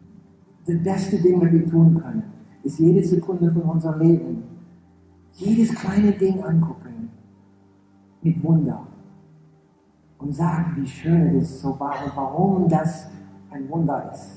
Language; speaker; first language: German; early bilingual, heritage; English